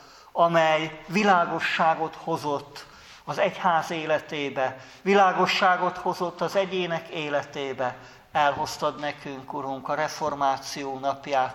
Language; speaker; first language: Hungarian; native; Hungarian